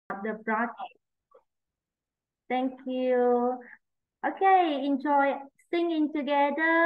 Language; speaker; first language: English; non-native, learner; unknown